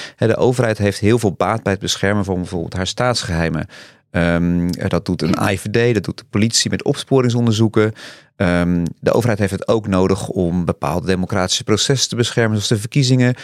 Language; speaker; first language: Dutch; native; Dutch